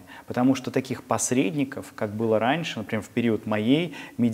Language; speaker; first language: Russian; native; Russian